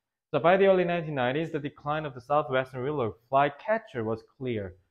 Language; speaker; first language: English; non-native, fluent; Korean